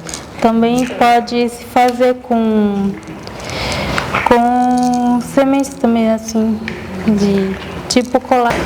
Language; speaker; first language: Portuguese; non-native, local second language; Guarani